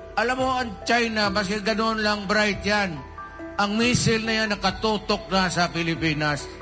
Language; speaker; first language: Filipino; non-native, local second language; Cebuano